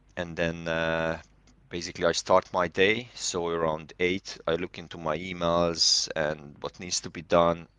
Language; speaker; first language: English; non-native, fluent; Hungarian